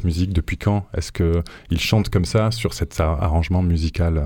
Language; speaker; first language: French; native; French